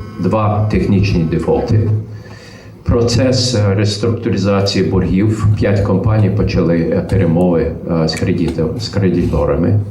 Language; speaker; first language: Ukrainian; early bilingual, heritage; Ukrainian